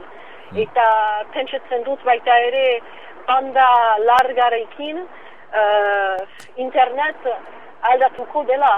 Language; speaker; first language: Basque; non-native, local second language; French